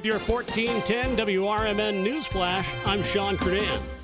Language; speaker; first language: English; native; English